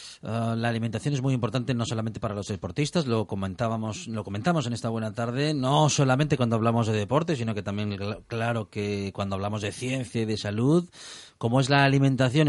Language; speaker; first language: Spanish; native; Spanish